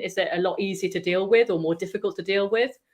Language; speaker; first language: English; native; English